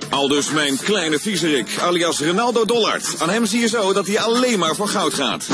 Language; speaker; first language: Dutch; native; Dutch